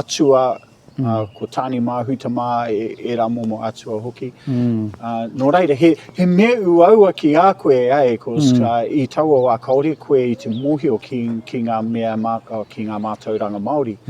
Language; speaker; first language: Māori; non-native, local second language; English